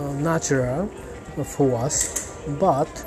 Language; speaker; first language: English; non-native, learner; Japanese